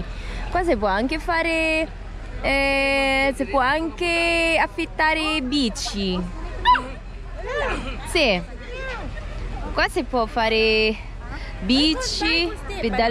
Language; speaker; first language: Italian; non-native, fluent; Filipino